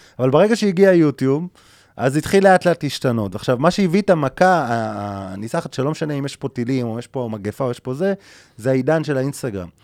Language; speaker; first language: Hebrew; native; Hebrew